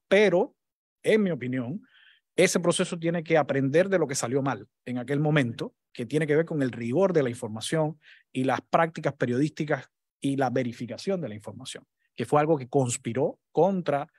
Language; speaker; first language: Spanish; native; Spanish